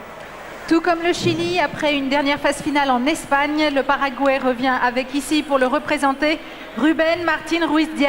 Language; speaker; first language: French; native; French